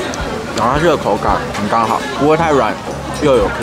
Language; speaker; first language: Chinese; native; Chinese